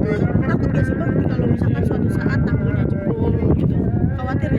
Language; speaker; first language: Indonesian; native; Indonesian